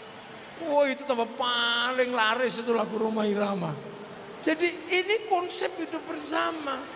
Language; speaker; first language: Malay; non-native, local second language; Javanese